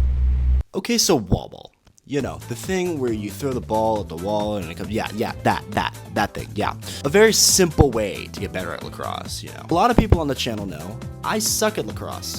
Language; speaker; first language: English; native; English